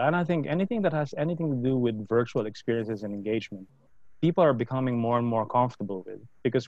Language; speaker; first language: English; non-native, local second language; Filipino